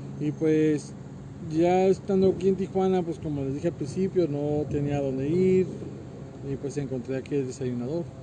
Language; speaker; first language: Spanish; early bilingual, heritage; Spanish